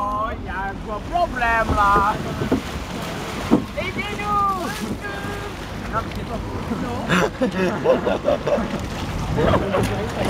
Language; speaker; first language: French; native; French